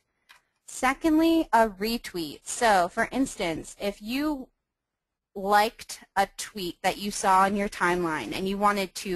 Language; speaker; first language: English; native; English